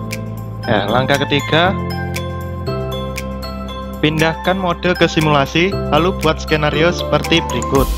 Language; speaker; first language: Indonesian; native; Indonesian